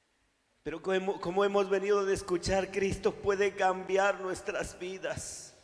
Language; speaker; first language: Spanish; native; Spanish